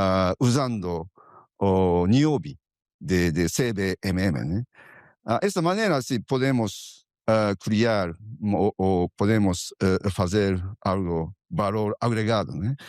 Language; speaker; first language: Portuguese; non-native, fluent; Japanese